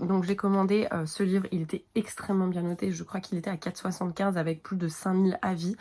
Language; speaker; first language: French; native; French